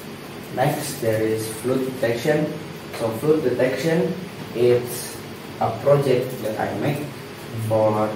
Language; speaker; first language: English; non-native, learner; Indonesian